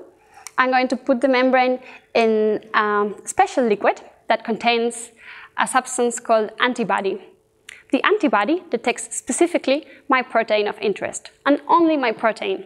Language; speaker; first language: English; non-native, fluent; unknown